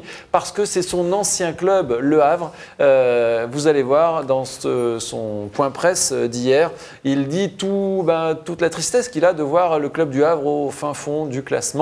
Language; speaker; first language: French; native; French